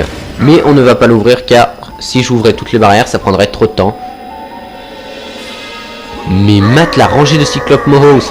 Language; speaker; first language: French; native; French